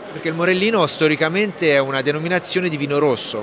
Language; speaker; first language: Italian; native; Italian